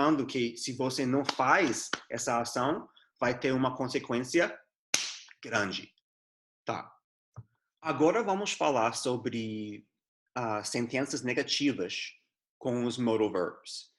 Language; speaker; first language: Portuguese; non-native, fluent; English